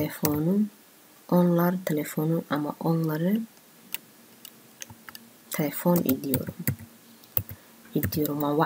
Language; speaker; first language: Turkish; non-native, learner; Somali